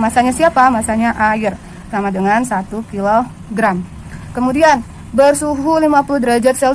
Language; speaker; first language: Indonesian; native; Indonesian